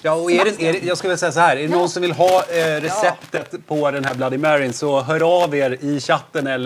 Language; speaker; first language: Swedish; native; Swedish